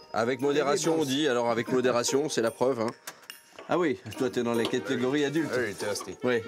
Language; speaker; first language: French; native; French